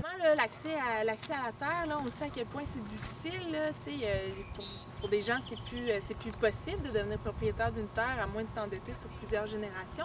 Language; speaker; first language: French; native; French